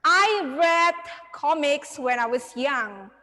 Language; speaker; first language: English; non-native, fluent; Indonesian